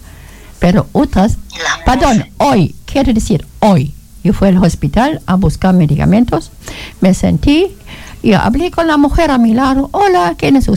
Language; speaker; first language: Spanish; non-native, learner; German